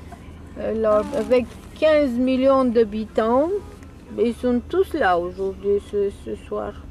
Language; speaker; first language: French; non-native, local second language; Russian